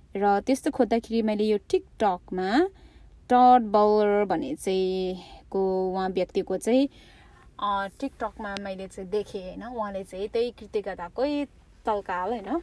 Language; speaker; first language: Nepali; early bilingual, heritage; Nepali